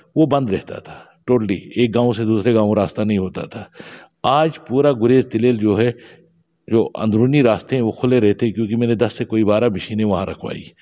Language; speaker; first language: Hindi; non-native, local second language; Shina